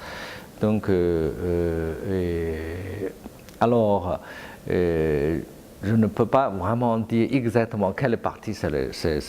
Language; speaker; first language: French; non-native, fluent; Chinese